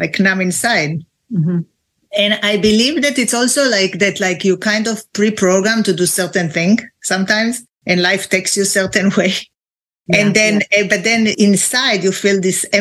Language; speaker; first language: English; non-native, fluent; Hebrew